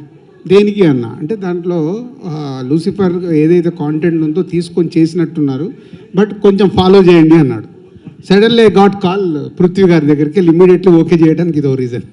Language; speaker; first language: Telugu; native; Telugu